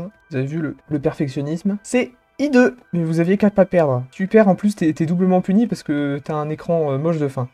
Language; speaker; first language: French; native; French